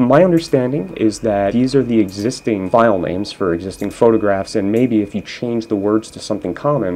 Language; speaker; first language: English; native; English